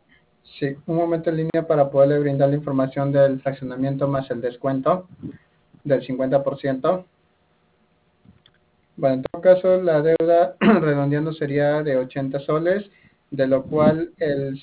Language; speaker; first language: Spanish; native; Spanish